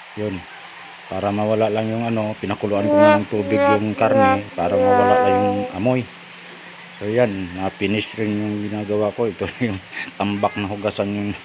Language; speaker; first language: Filipino; non-native, local second language; Hiligaynon